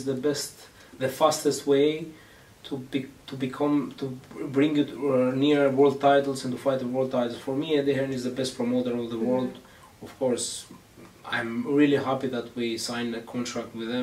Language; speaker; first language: English; non-native, learner; Greek